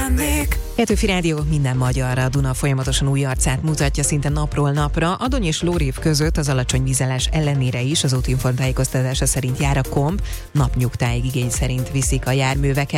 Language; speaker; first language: Hungarian; native; Hungarian